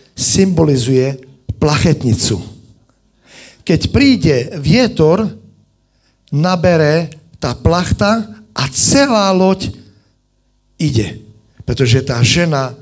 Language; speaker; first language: Slovak; native; Slovak